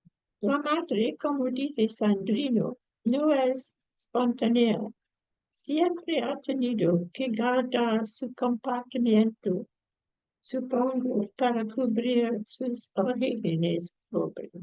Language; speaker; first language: Spanish; non-native, fluent; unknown